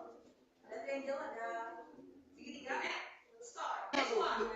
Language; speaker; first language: English; non-native, learner; Indonesian